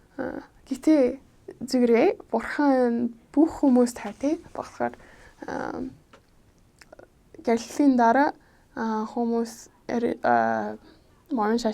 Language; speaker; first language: Mongolian; non-native, fluent; English